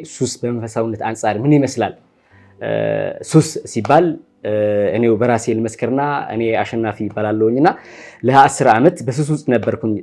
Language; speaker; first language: Amharic; non-native, local second language; Tigrinya